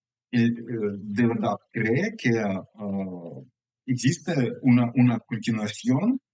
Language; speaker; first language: Spanish; non-native, fluent; Ukrainian